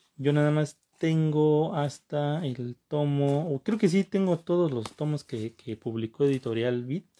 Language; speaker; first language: Spanish; native; Spanish